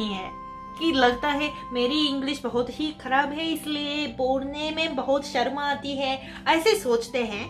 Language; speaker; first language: Hindi; non-native, fluent; Japanese